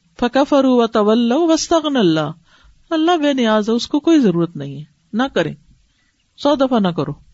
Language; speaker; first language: Urdu; native; Urdu